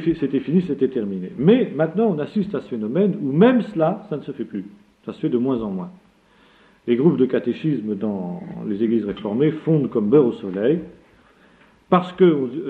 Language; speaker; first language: French; native; French